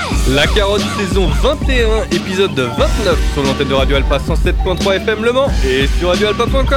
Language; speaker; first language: French; native; French